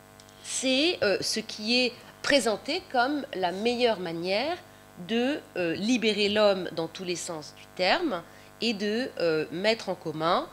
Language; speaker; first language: French; native; French